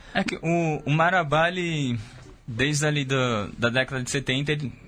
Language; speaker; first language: Portuguese; native; Portuguese